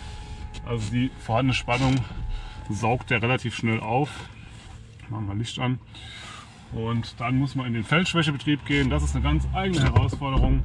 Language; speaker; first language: German; native; German